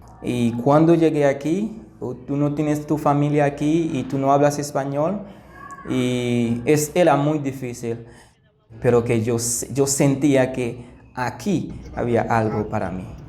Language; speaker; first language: Spanish; non-native, learner; Haitian Creole